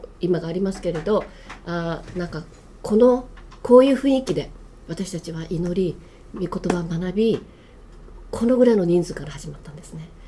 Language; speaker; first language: Japanese; native; Japanese